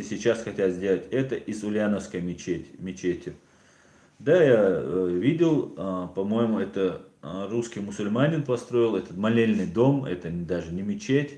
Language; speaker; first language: Russian; non-native, local second language; Chechen